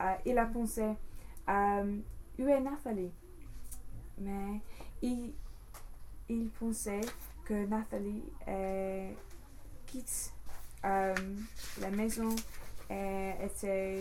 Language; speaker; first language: French; non-native, learner; English